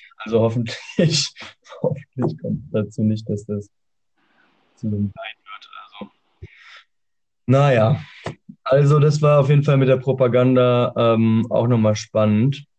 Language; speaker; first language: German; native; German